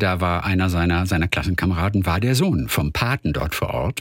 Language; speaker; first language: German; native; German